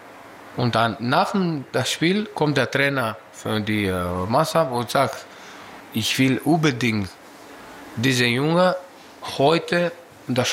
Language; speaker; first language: German; non-native, learner; Greek